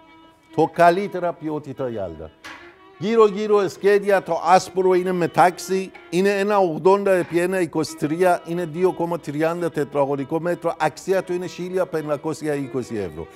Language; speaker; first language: Greek; non-native, fluent; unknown